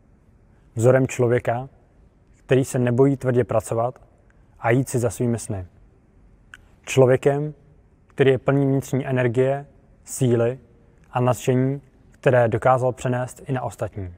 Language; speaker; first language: Czech; native; Czech